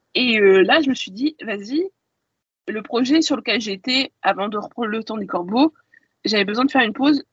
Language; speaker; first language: French; native; French